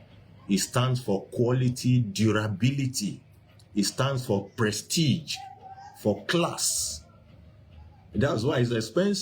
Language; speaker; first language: English; non-native, local second language; Yoruba